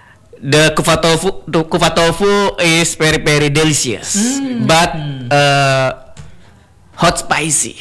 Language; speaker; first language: English; non-native, learner; Indonesian